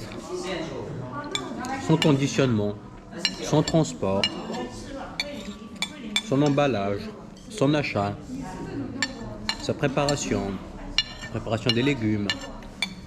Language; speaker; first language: French; native; French